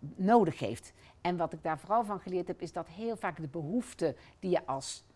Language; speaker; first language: Dutch; native; Dutch